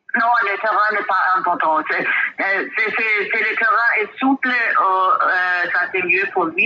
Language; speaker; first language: French; non-native, fluent; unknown